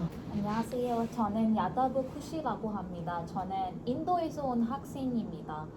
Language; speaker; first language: Korean; non-native, fluent; Hindi